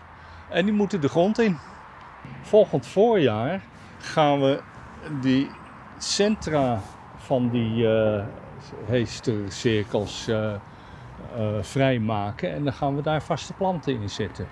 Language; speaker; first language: Dutch; native; Dutch